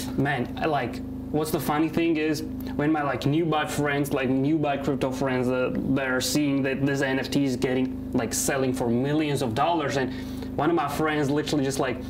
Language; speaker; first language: English; non-native, fluent; Georgian